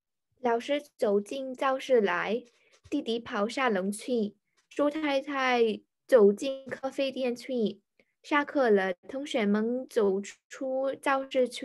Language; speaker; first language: Chinese; non-native, learner; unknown